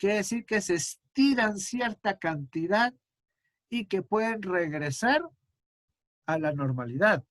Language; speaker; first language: Spanish; native; Spanish